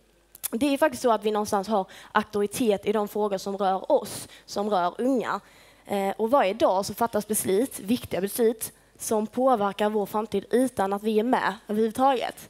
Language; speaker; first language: Swedish; native; Swedish